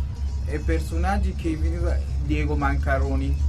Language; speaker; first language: Italian; non-native, local second language; Kurdish